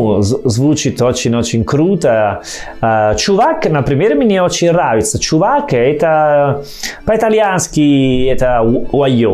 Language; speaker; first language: Russian; non-native, fluent; Italian